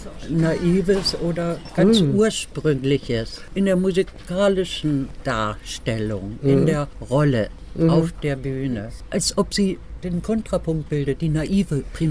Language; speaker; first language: German; native; German